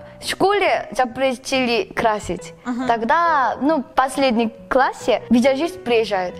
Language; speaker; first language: Russian; non-native, learner; Korean